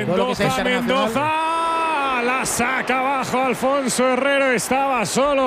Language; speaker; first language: Spanish; native; Spanish